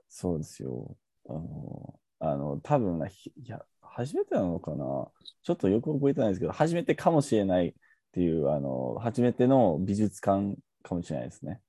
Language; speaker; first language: Japanese; non-native, fluent; English